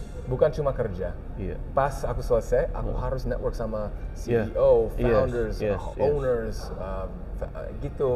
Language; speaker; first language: Indonesian; early bilingual, heritage; English